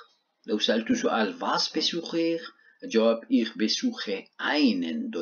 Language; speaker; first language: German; non-native, fluent; Arabic